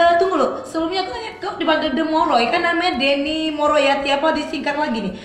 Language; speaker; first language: Indonesian; native; Indonesian